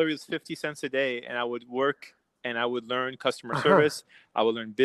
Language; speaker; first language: English; early bilingual, other home language; Persian